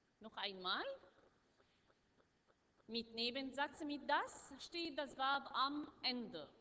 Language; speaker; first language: German; non-native, learner; Arabic